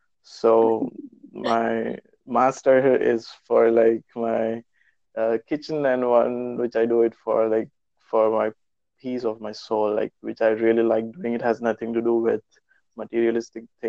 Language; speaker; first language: English; non-native, local second language; Urdu